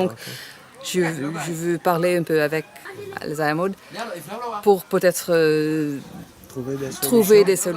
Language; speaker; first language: French; non-native, fluent; English